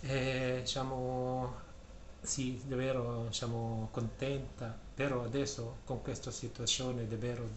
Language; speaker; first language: Italian; non-native, learner; Filipino